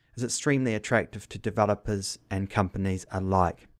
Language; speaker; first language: English; native; English